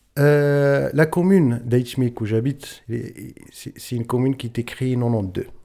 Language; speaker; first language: French; non-native, local second language; Tachelhit